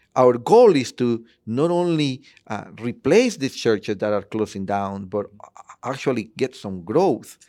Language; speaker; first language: English; non-native, fluent; Spanish